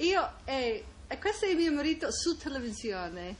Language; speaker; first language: Italian; non-native, learner; English